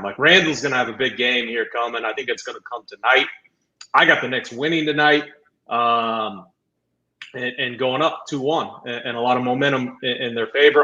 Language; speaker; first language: English; native; English